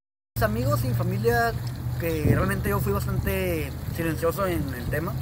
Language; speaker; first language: Spanish; native; Spanish